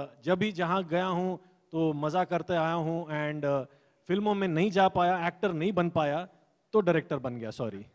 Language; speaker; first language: Hindi; native; Hindi